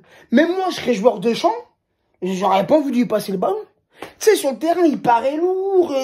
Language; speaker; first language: French; native; French